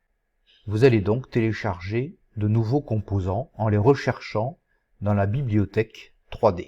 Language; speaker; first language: French; native; French